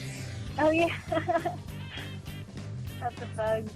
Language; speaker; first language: English; native; English